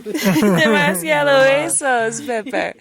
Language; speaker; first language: Spanish; non-native, learner; English